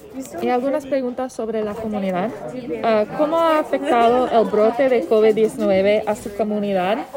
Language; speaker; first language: Spanish; non-native, learner; English